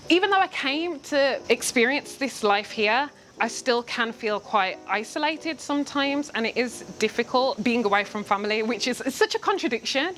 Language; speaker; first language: English; native; English